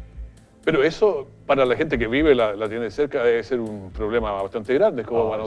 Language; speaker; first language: Spanish; native; Spanish